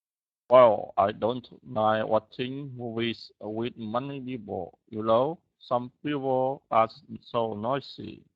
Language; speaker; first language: English; non-native, learner; Vietnamese